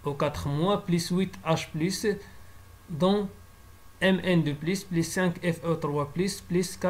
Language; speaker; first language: French; non-native, local second language; Arabic